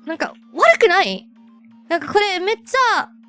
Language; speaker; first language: Japanese; non-native, fluent; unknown